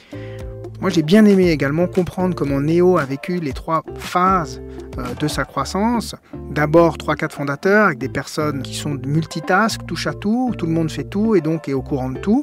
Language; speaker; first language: French; native; French